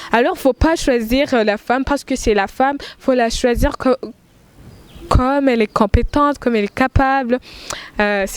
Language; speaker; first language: French; non-native, local second language; Rundi